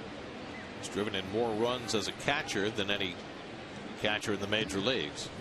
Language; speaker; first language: English; native; English